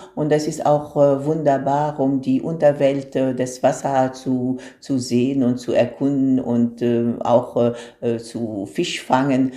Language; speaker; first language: German; non-native, fluent; Arabic